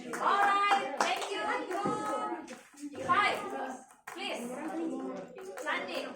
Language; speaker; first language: English; non-native, learner; Indonesian